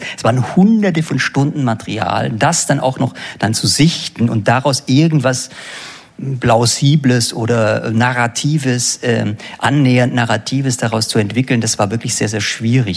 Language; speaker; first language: German; native; German